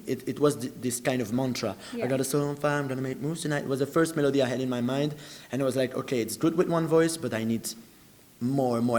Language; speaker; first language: English; non-native, fluent; French